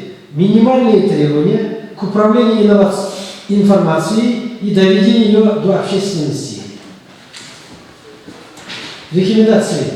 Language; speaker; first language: Russian; non-native, local second language; Kazakh